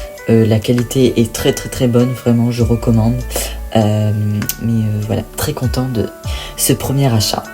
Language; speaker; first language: French; native; French